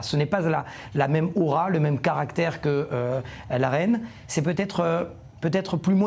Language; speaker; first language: French; native; French